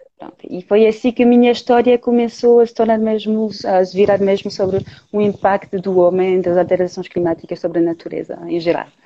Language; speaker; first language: Portuguese; non-native, fluent; French